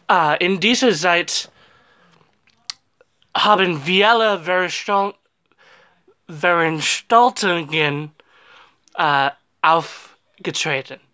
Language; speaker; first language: German; non-native, learner; English